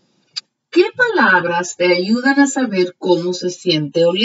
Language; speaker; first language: Spanish; early bilingual, heritage; Spanish